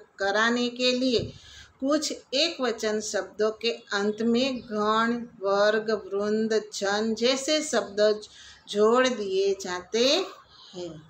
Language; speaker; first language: Hindi; non-native, local second language; Gujarati